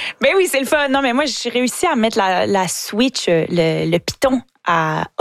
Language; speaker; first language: French; native; French